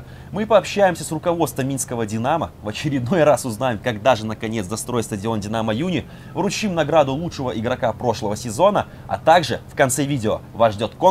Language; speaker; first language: Russian; native; Russian